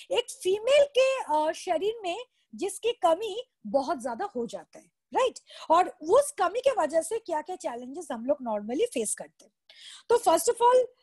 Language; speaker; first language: Hindi; non-native, local second language; Bangla